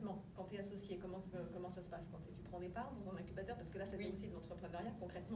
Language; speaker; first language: French; native; French